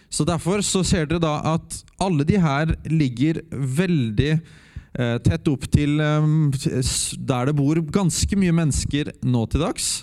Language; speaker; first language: Norwegian; native; Norwegian